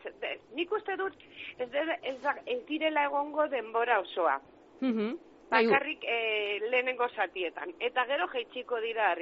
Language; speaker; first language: Basque; non-native, local second language; Spanish